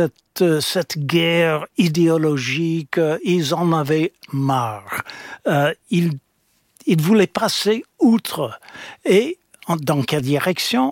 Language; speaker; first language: French; non-native, fluent; English